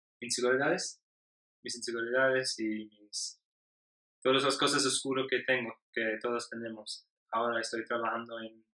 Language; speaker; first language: Spanish; non-native, learner; English